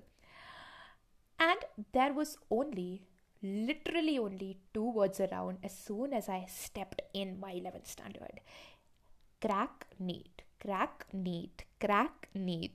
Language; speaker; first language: English; non-native, local second language; Hindi